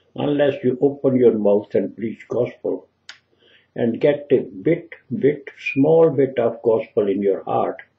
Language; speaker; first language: English; non-native, local second language; Punjabi